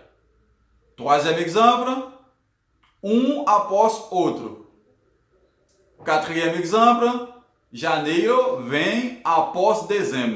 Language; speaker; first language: Portuguese; non-native, learner; Haitian Creole